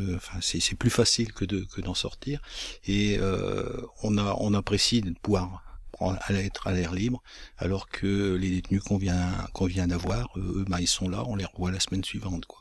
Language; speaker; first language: French; native; French